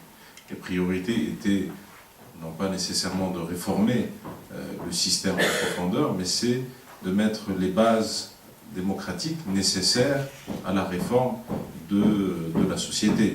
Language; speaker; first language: French; non-native, local second language; Arabic